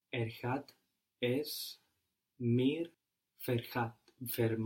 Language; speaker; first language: German; non-native, learner; English